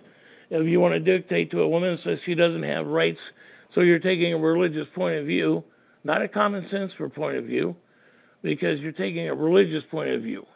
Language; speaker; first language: English; native; English